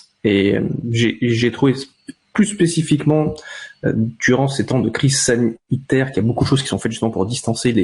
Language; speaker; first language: French; native; French